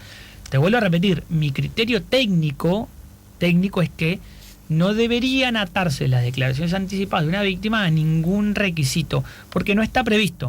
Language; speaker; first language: Spanish; native; Spanish